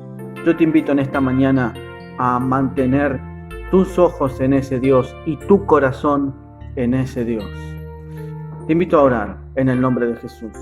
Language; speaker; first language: Spanish; native; Spanish